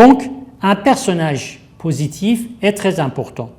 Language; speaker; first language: French; non-native, fluent; Persian